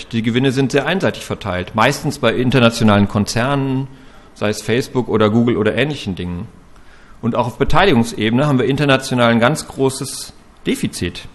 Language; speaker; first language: German; native; German